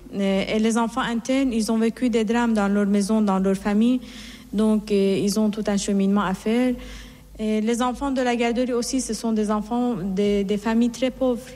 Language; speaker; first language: French; non-native, fluent; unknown